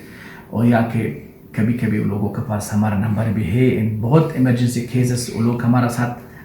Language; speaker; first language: Hindi; non-native, learner; Persian